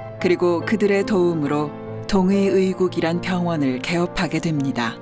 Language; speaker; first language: Korean; native; Korean